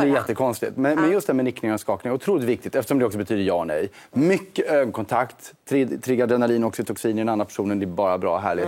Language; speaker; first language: Swedish; native; Swedish